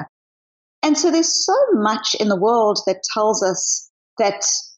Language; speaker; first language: English; native; English